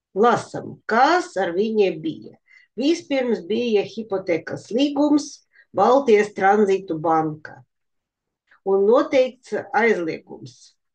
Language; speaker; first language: Latvian; non-native, local second language; Russian